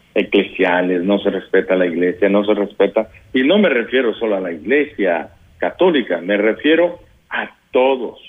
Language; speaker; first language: Spanish; native; Spanish